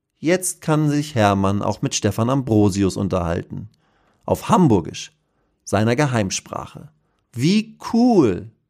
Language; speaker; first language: German; native; German